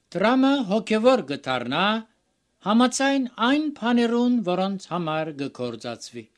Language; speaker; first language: Armenian; native; Armenian